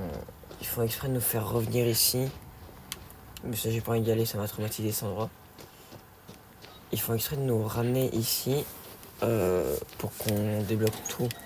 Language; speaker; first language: French; native; French